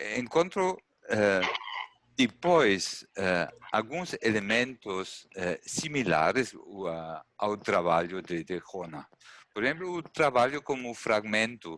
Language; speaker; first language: Portuguese; non-native, learner; German